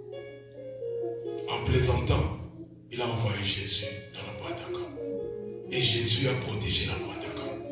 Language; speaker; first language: French; non-native, local second language; Lingala